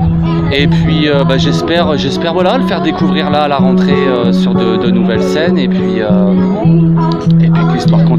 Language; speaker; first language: French; native; French